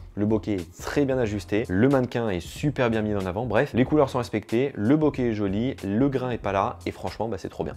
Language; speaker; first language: French; native; French